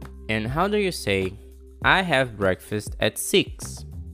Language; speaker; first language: English; non-native, fluent; Portuguese